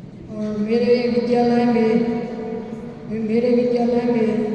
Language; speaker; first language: Hindi; non-native, local second language; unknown